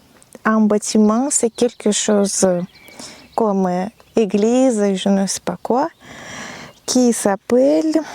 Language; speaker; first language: French; non-native, fluent; Russian